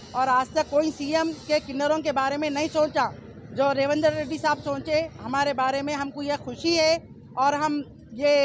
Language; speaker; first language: Hindi; non-native, local second language; Urdu